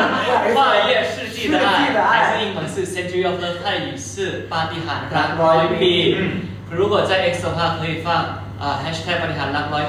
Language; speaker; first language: Chinese; non-native, fluent; Thai